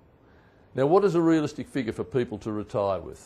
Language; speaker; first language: English; native; English